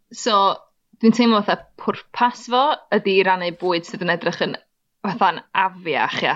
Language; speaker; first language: Welsh; native; Welsh